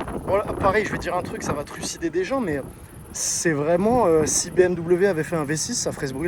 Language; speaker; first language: French; native; French